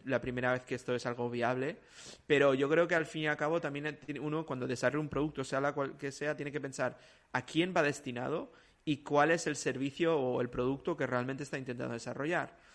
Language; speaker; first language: Spanish; native; Spanish